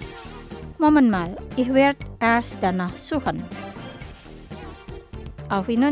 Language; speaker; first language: German; non-native, learner; Indonesian